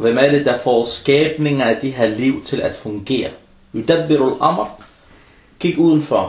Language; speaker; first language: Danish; early bilingual, other home language; Arabic